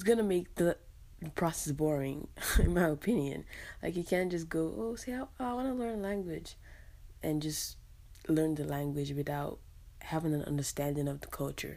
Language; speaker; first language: English; native; English